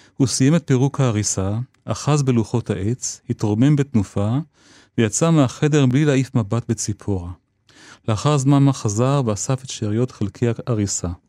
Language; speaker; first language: Hebrew; native; Hebrew